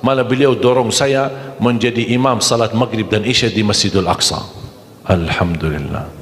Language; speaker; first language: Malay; non-native, fluent; Arabic